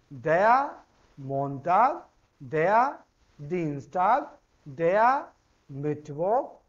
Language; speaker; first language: German; non-native, fluent; Hindi